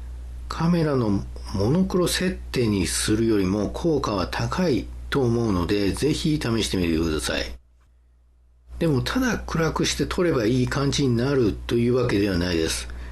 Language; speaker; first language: Japanese; native; Japanese